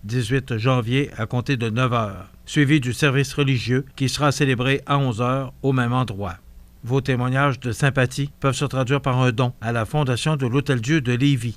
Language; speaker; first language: French; native; French